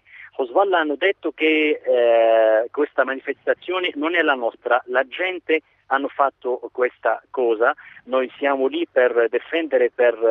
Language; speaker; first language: Italian; non-native, fluent; Arabic